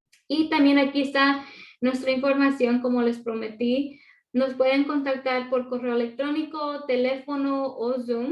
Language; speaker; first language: Spanish; early bilingual, other home language; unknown